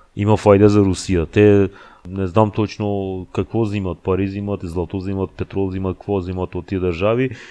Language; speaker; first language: Bulgarian; non-native, fluent; Persian